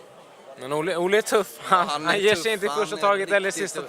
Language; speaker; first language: Swedish; native; Swedish